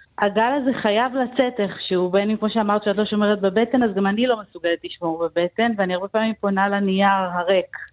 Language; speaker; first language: Hebrew; native; Hebrew